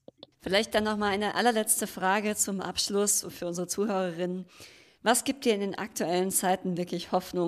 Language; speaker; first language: German; native; German